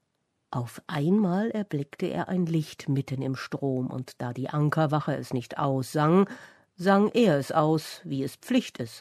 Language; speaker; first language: German; native; German